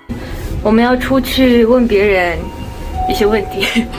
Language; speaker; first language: Chinese; non-native, fluent; Mongolian